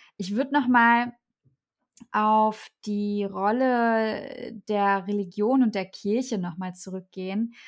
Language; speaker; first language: German; native; German